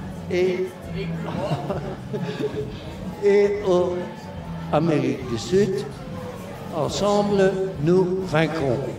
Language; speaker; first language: French; non-native, local second language; Dutch